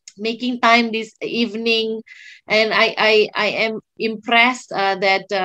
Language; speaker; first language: English; non-native, local second language; Malay